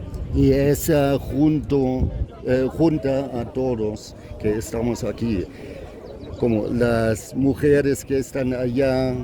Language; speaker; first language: Spanish; non-native, fluent; German